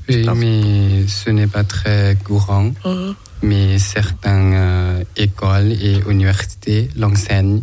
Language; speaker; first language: French; non-native, learner; Thai